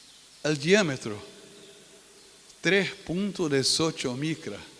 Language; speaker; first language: Spanish; non-native, fluent; Portuguese